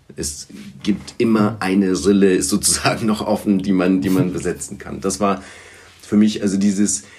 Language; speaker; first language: German; early bilingual, other home language; Bulgarian